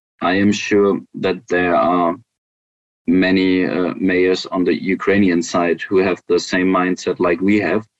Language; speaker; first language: English; non-native, fluent; German